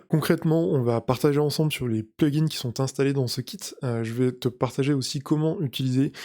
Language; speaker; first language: French; native; French